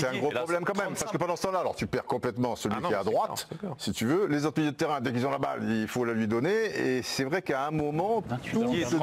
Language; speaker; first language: French; native; French